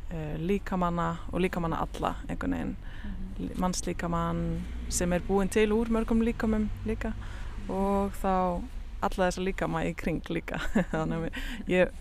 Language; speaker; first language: Icelandic; native; Icelandic